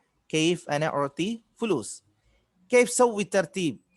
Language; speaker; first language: Arabic; non-native, fluent; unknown